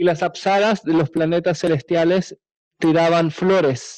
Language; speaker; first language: Spanish; native; Spanish